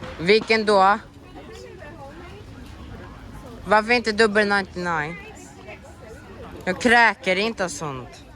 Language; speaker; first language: Swedish; early bilingual, other home language; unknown